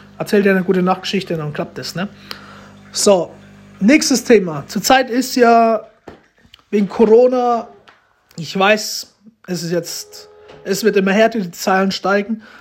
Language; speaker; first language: German; early bilingual, other home language; Romanian